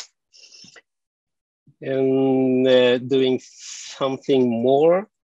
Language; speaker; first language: English; non-native, fluent; Japanese